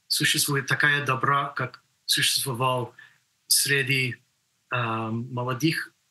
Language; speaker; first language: Russian; non-native, fluent; English